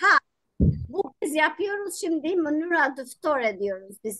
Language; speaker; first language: Turkish; non-native, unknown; Albanian